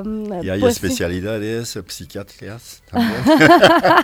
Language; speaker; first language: Spanish; non-native, fluent; French